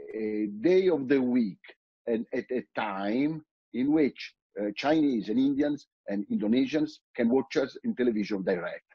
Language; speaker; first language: English; non-native, fluent; Italian